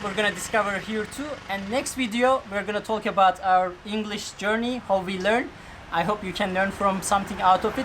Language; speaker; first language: English; non-native, fluent; Turkish